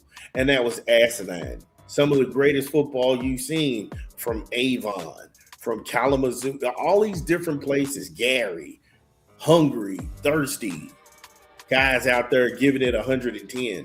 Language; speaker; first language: English; native; English